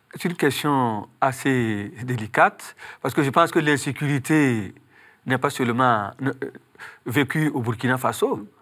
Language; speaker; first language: French; non-native, local second language; Mossi